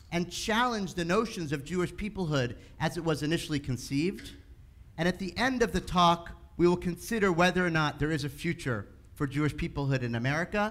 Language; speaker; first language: English; native; English